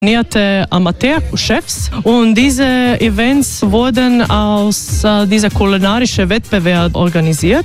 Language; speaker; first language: German; non-native, learner; Croatian